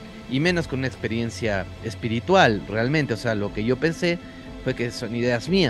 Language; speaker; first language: Spanish; native; Spanish